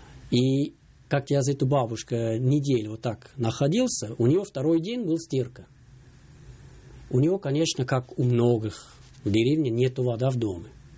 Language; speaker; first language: Russian; non-native, fluent; Swiss German